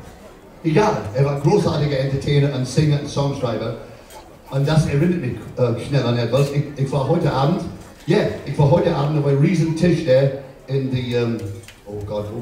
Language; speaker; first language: German; non-native, learner; English